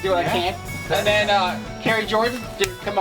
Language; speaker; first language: English; native; English